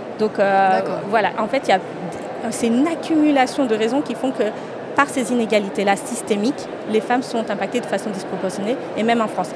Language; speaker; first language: French; native; French